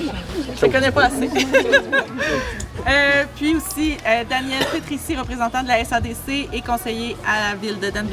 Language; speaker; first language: French; native; French